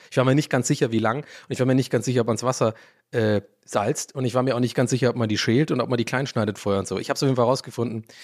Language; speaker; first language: German; early bilingual, other home language; English